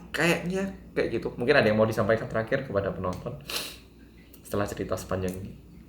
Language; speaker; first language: Indonesian; native; Indonesian